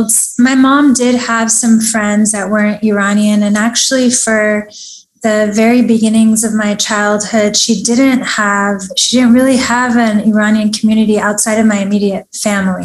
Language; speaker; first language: English; early bilingual, other home language; Persian